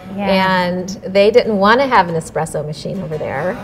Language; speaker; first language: English; native; English